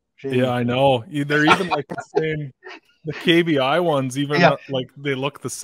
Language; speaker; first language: English; native; English